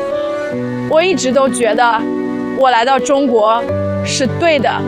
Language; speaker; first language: Chinese; non-native, fluent; Russian